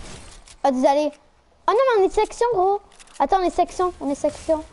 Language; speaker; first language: French; native; French